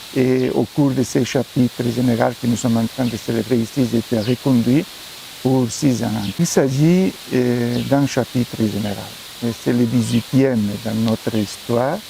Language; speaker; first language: French; non-native, fluent; Spanish